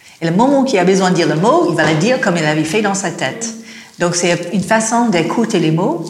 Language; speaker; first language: French; non-native, fluent; English